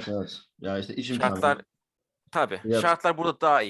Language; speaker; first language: Turkish; early bilingual, heritage; Turkish